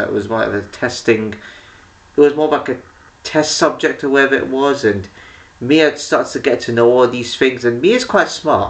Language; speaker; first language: English; native; English